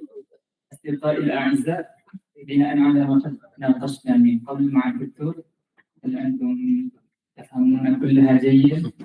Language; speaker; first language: Arabic; non-native, learner; Malay